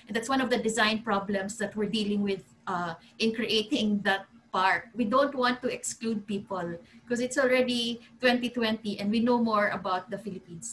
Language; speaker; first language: English; non-native, local second language; Cebuano